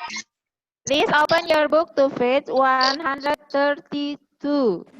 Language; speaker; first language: English; non-native, learner; Indonesian